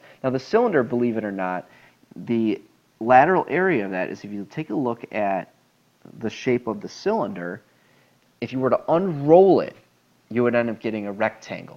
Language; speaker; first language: English; native; English